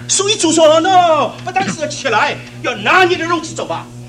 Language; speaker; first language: Chinese; native; Chinese